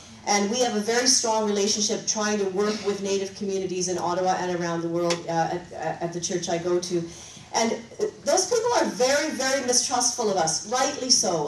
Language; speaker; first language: English; native; English